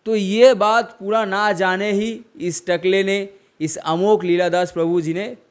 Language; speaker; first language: Hindi; non-native, local second language; Bangla